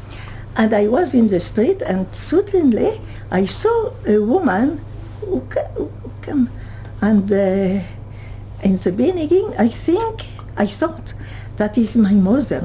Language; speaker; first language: English; non-native, learner; French